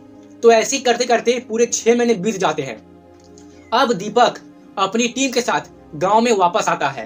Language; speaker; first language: Hindi; native; Hindi